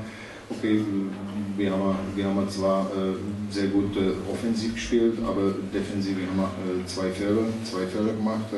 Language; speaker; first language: German; non-native, learner; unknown